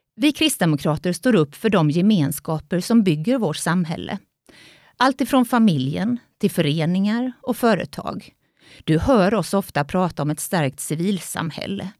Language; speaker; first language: Swedish; native; Swedish